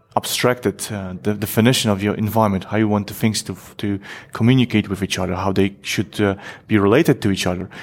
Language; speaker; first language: English; non-native, fluent; Polish